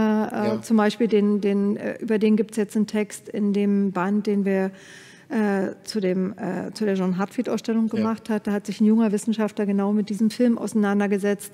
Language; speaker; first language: German; native; German